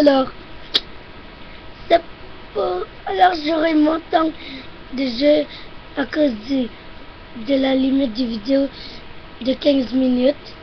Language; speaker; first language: French; non-native, local second language; English